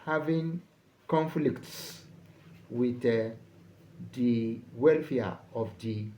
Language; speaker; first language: English; non-native, local second language; Yoruba